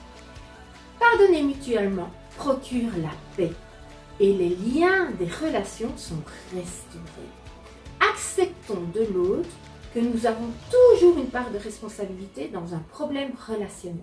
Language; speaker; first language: French; native; French